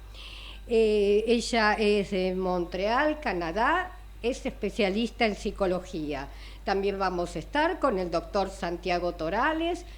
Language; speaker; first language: Spanish; native; Spanish